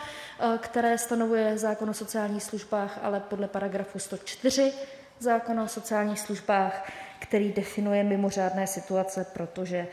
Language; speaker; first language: Czech; native; Czech